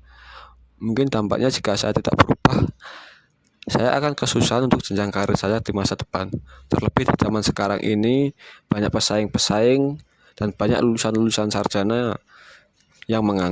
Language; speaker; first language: Indonesian; native; Indonesian